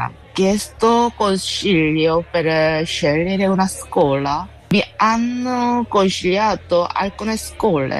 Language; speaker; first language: Italian; non-native, learner; Korean